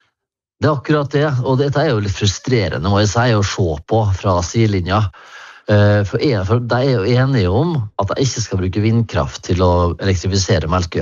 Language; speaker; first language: Norwegian; native; Norwegian